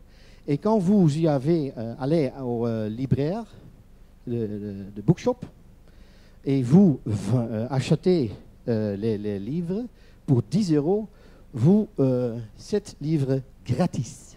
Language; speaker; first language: French; non-native, learner; Dutch